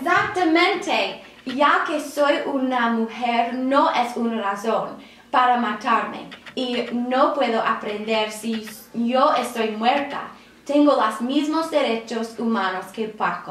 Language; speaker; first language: Spanish; non-native, learner; English